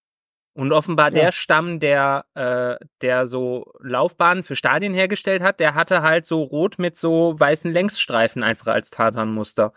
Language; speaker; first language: German; native; German